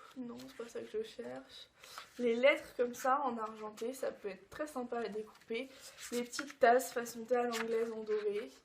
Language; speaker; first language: French; early bilingual, other home language; Portuguese